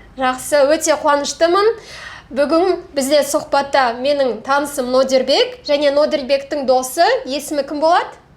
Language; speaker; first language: Kazakh; native; Kazakh